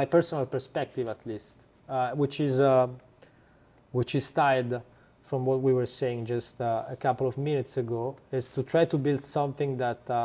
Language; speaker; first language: English; non-native, fluent; Italian